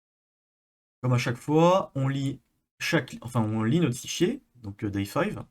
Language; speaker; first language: French; native; French